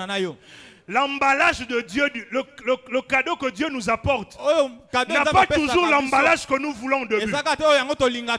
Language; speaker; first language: French; non-native, local second language; Lingala